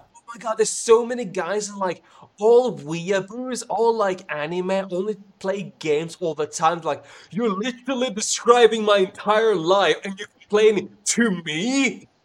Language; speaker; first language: English; non-native, fluent; Swedish